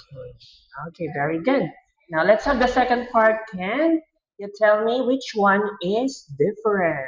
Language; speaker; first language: English; non-native, fluent; Vietnamese